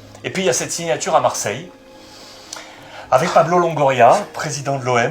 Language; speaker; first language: French; native; French